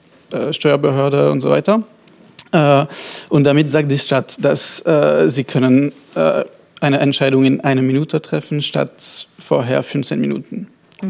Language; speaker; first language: German; non-native, fluent; French